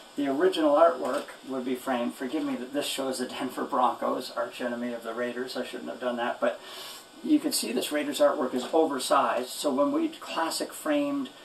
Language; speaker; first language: English; native; English